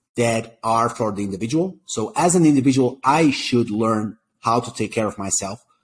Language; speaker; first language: English; non-native, fluent; Portuguese